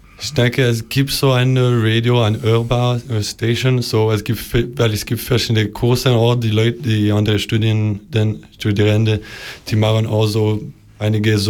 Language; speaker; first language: German; non-native, learner; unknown